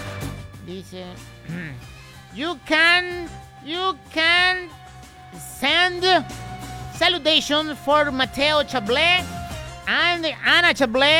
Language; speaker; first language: English; non-native, learner; Spanish